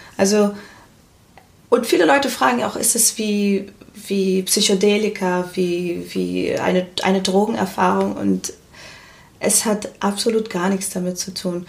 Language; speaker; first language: German; early bilingual, other home language; Portuguese